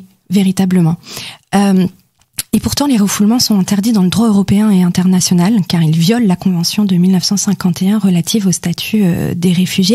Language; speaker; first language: French; native; French